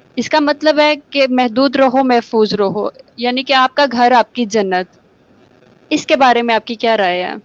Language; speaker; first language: Urdu; native; Urdu